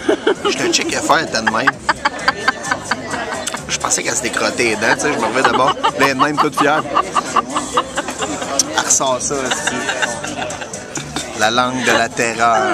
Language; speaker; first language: French; native; French